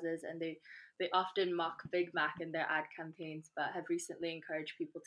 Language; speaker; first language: English; non-native, local second language; Chinese